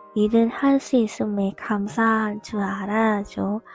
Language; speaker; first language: Korean; non-native, fluent; Vietnamese